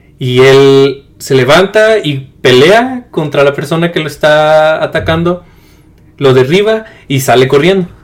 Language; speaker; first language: Spanish; early bilingual, heritage; Spanish